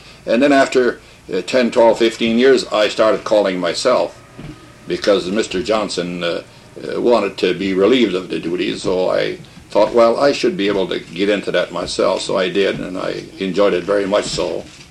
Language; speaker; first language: English; early bilingual, other home language; French